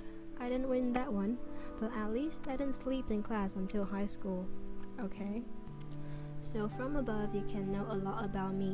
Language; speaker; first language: English; non-native, fluent; Chinese